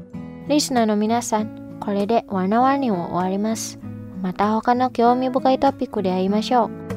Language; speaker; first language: Japanese; non-native, fluent; Indonesian